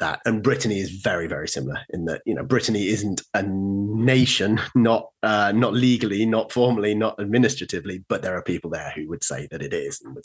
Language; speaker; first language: English; native; English